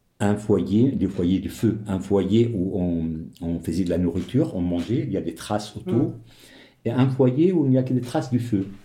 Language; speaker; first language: French; non-native, local second language; Arabic